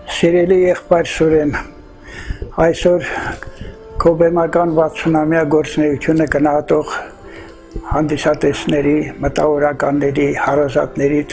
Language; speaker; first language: Armenian; native; Armenian